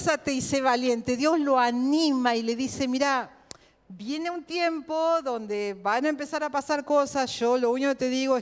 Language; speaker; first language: Spanish; native; Spanish